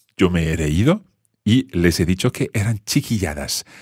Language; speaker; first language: Spanish; non-native, fluent; English